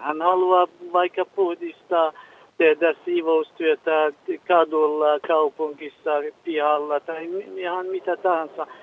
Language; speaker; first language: Finnish; non-native, learner; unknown